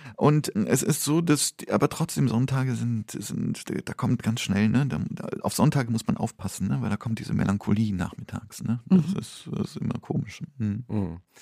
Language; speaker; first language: German; early bilingual, other home language; Polish